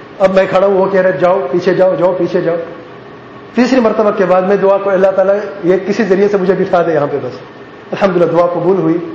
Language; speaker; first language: Urdu; early bilingual, heritage; Urdu